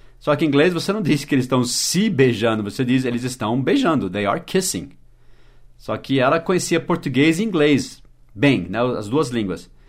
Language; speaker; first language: Portuguese; early bilingual, other home language; English